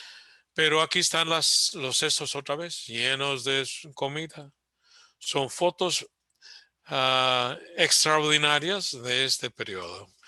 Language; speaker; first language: Spanish; early bilingual, heritage; Spanish